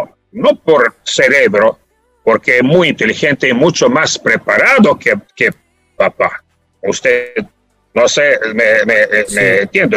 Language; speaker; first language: Spanish; non-native, fluent; Serbian